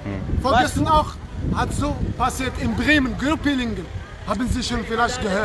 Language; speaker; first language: German; non-native, learner; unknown